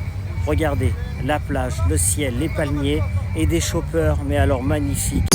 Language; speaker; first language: French; native; French